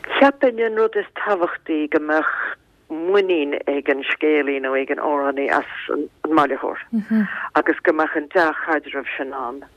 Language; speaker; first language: Irish; native; Irish